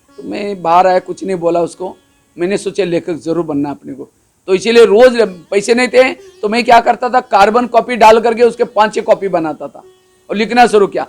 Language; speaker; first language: Hindi; non-native, local second language; Marathi